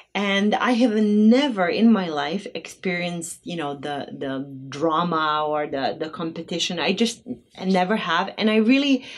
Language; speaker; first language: English; non-native, fluent; Bosnian